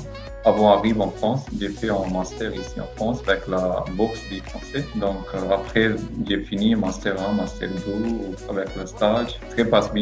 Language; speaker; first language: French; non-native, learner; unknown